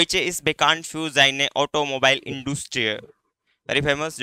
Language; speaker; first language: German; non-native, learner; Hindi